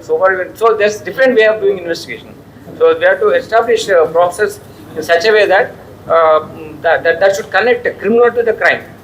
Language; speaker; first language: English; non-native, local second language; Telugu